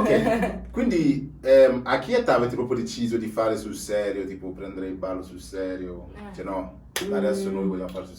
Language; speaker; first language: Italian; native; Italian